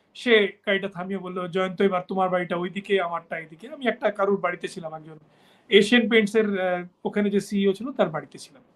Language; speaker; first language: Bangla; native; Bangla